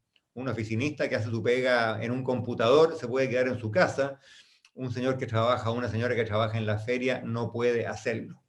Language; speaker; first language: Spanish; native; Spanish